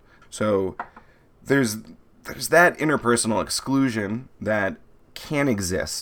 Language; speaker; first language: English; native; English